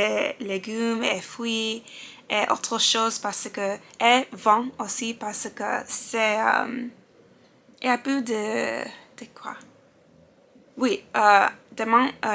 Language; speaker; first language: French; non-native, learner; English